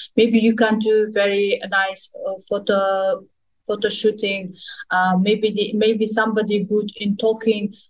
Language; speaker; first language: English; non-native, fluent; Russian